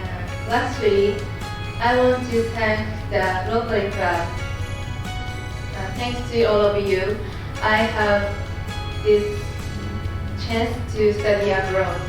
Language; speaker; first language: English; non-native, learner; Japanese